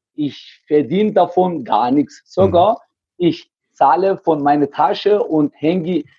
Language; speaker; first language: German; native; German